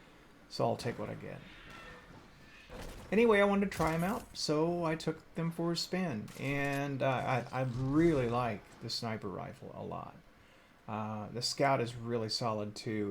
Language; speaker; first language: English; native; English